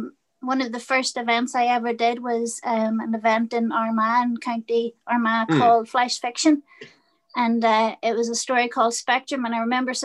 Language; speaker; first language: English; native; English